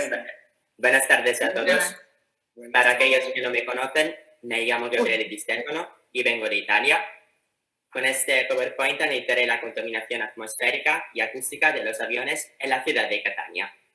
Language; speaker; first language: Spanish; non-native, fluent; Italian